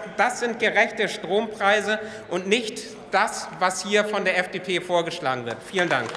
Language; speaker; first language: German; native; German